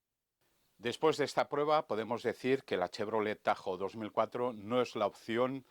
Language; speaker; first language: Spanish; native; Spanish